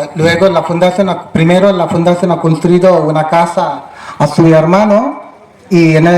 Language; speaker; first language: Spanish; non-native, fluent; Telugu